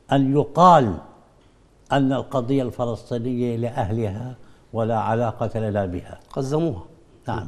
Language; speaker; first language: Arabic; native; Arabic